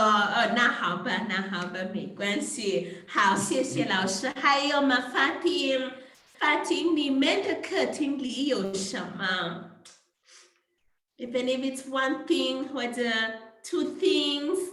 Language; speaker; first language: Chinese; non-native, fluent; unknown